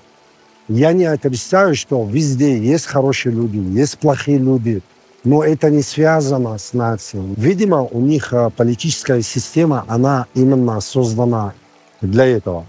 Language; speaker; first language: Russian; non-native, fluent; Arabic